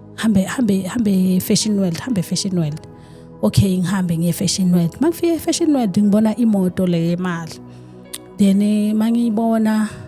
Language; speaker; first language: Zulu; non-native, local second language; Swati